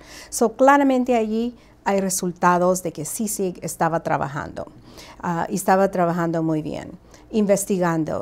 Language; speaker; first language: Spanish; early bilingual, heritage; Spanish